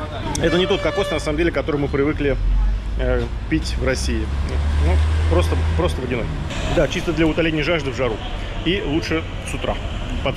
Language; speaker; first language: Russian; native; Russian